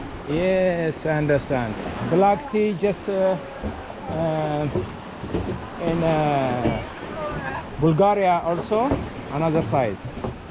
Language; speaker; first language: English; non-native, learner; Amharic